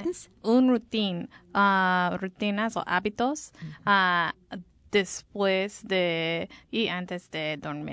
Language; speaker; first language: Spanish; non-native, learner; English